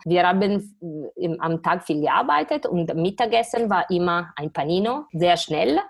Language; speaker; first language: German; non-native, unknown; Italian